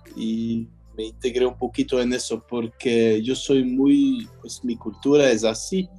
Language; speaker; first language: Spanish; non-native, fluent; French